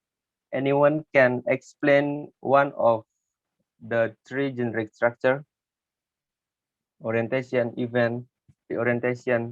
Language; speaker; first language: English; non-native, learner; Indonesian